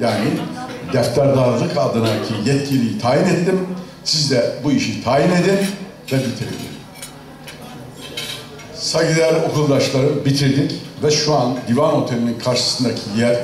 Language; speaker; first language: Turkish; native; Turkish